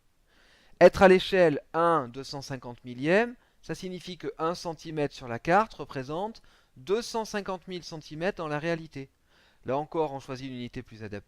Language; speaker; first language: French; native; French